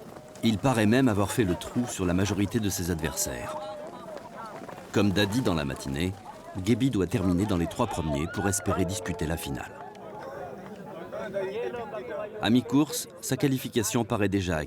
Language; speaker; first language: French; native; French